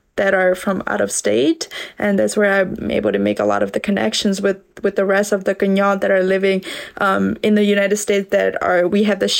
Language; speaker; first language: English; early bilingual, other home language; S'gaw Karen